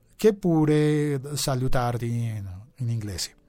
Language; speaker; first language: Italian; non-native, learner; Spanish